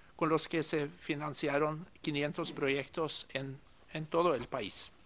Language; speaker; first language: Spanish; non-native, fluent; Norwegian